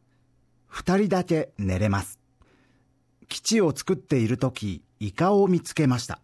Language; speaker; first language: Japanese; native; Japanese